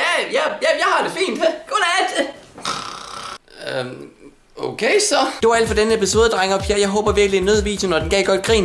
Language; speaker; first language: Danish; native; Danish